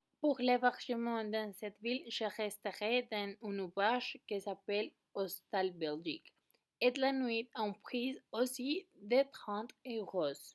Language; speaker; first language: French; non-native, learner; Spanish